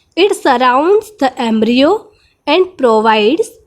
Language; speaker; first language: English; non-native, local second language; Gujarati